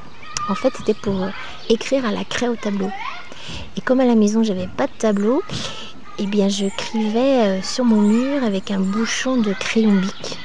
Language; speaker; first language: French; native; French